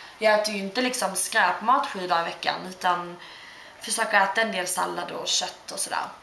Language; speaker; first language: Swedish; early bilingual, other home language; Turkish